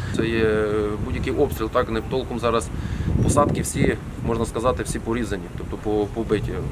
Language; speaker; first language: Ukrainian; native; Ukrainian